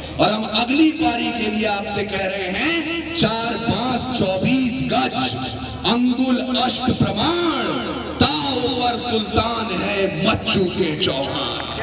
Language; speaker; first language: Hindi; native; Hindi